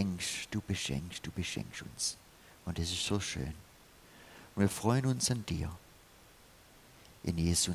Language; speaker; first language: German; non-native, fluent; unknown